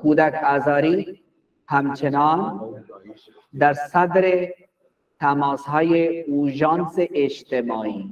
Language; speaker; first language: Persian; non-native, fluent; Urdu